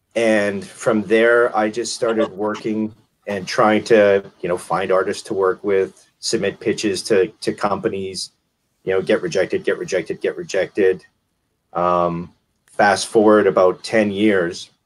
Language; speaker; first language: English; native; English